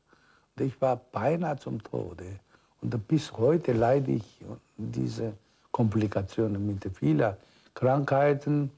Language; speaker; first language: German; non-native, fluent; Korean